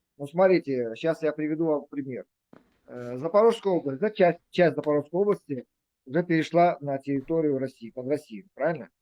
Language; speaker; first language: Russian; native; Russian